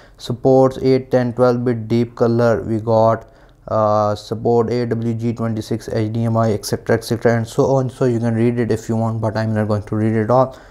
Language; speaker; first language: English; non-native, local second language; Urdu